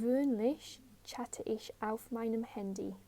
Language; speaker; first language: German; non-native, fluent; English